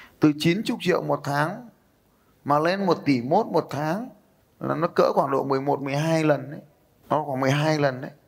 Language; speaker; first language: Vietnamese; native; Vietnamese